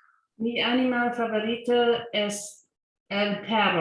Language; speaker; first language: Spanish; non-native, learner; English